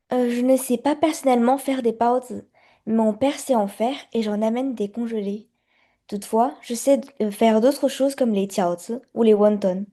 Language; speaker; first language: French; non-native, learner; Chinese